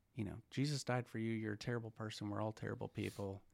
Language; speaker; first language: English; native; English